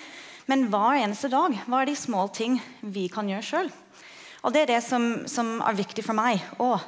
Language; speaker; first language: Norwegian; non-native, fluent; English